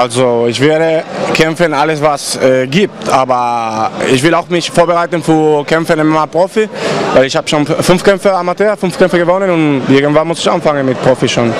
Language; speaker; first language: German; non-native, learner; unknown